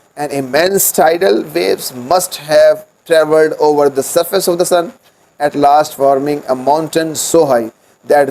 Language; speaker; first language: English; non-native, local second language; Urdu